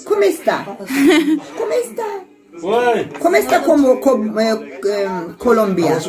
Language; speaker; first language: Spanish; non-native, learner; Turkish